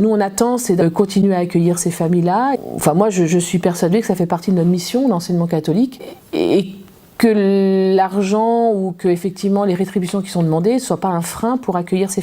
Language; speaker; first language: French; native; French